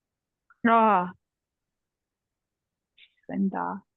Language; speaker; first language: Japanese; non-native, learner; English